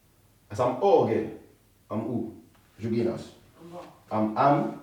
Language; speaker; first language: Catalan; non-native, fluent; Akan